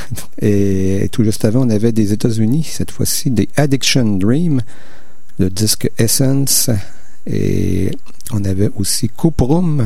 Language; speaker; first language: French; native; French